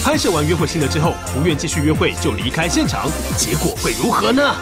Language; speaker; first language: Chinese; native; Chinese